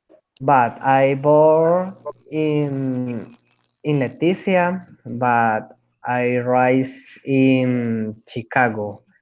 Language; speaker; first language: English; non-native, learner; Spanish